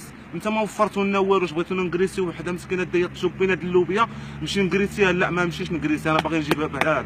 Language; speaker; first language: Arabic; native; Arabic